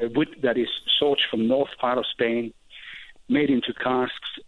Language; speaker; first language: English; non-native, fluent; Danish